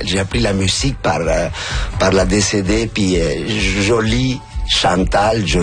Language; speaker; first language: French; non-native, fluent; Spanish